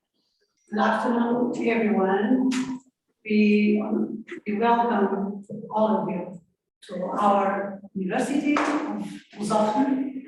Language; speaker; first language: English; non-native, fluent; Portuguese